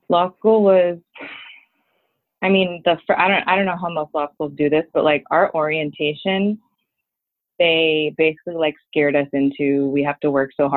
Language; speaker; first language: English; native; English